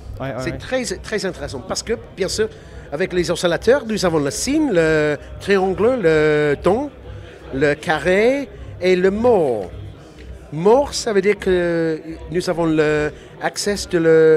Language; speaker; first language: French; non-native, learner; English